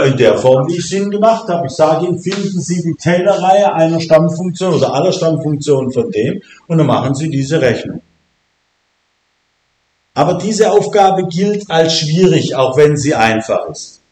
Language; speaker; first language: German; native; German